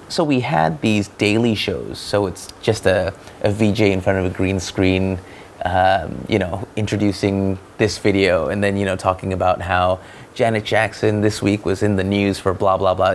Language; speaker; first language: English; non-native, local second language; Malay